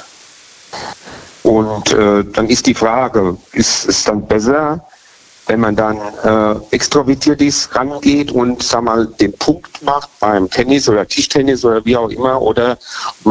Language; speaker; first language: German; native; German